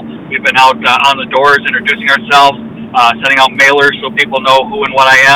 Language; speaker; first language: English; native; English